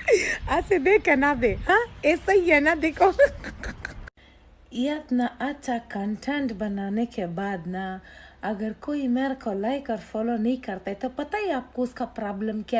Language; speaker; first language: Hindi; non-native, local second language; Pashto